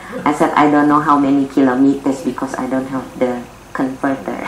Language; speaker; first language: English; non-native, fluent; Indonesian